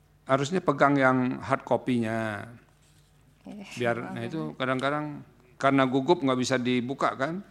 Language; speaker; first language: Indonesian; native; Indonesian